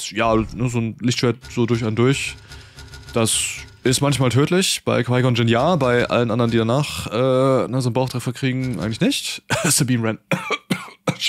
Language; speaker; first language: German; native; German